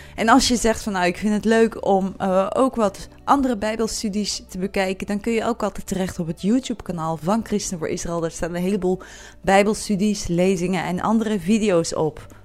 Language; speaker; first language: Dutch; native; Dutch